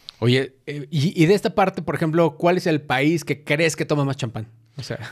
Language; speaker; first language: Spanish; native; Spanish